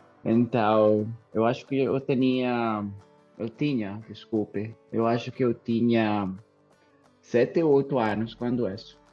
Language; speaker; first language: Portuguese; non-native, fluent; Spanish